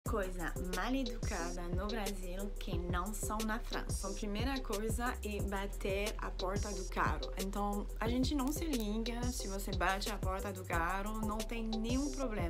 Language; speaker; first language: Portuguese; non-native, fluent; French